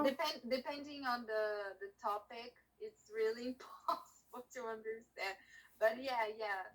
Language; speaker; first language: English; non-native, learner; Portuguese